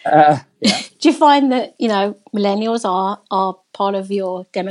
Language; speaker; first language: English; native; English